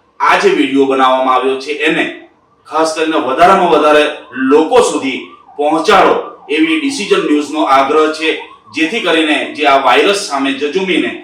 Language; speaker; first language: Gujarati; native; Gujarati